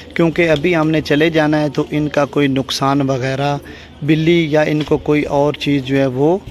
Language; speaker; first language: Urdu; native; Urdu